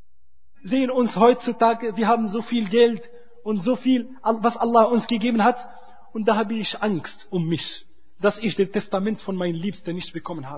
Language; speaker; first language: German; non-native, fluent; Arabic